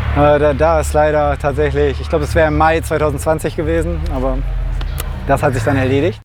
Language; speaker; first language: German; native; German